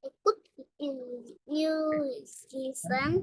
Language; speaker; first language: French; non-native, learner; Bangla